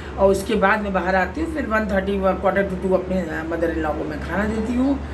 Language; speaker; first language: Hindi; native; Hindi